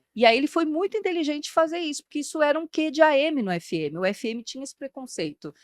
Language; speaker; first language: Portuguese; early bilingual, other home language; Spanish